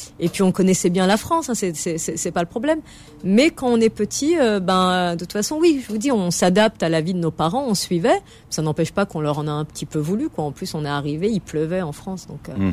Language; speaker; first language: French; native; French